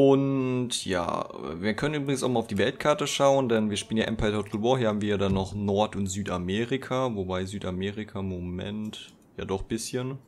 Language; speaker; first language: German; native; German